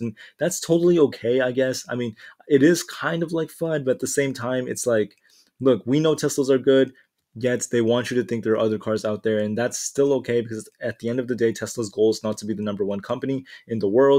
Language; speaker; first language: English; native; English